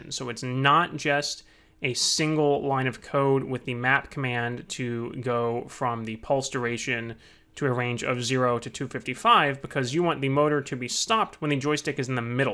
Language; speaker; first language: English; native; English